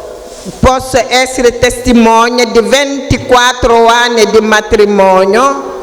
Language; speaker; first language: Italian; non-native, fluent; Wolof